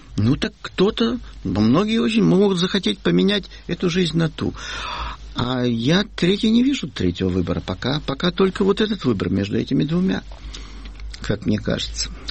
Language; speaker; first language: Russian; native; Russian